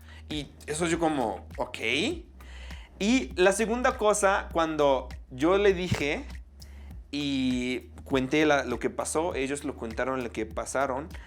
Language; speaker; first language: Spanish; non-native, fluent; Arabic